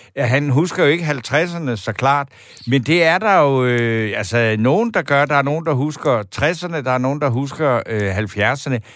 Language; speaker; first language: Danish; native; Danish